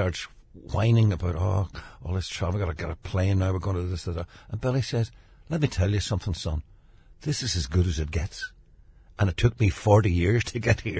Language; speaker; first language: English; native; English